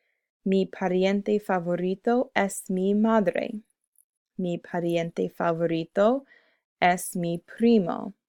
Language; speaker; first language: Spanish; non-native, fluent; English